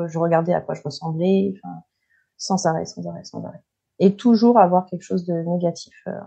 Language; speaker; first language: French; native; French